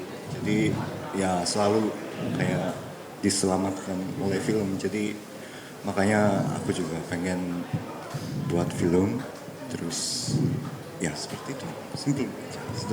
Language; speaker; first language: Indonesian; early bilingual, heritage; Japanese